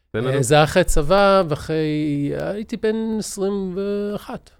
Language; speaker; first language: Hebrew; early bilingual, other home language; English